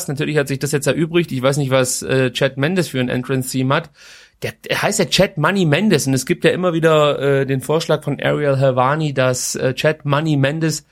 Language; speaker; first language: German; native; German